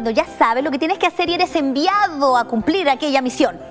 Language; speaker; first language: Spanish; native; Spanish